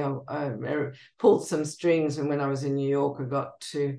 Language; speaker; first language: English; native; English